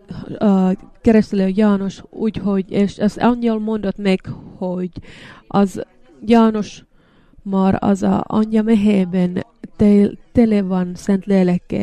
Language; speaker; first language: Hungarian; non-native, learner; Finnish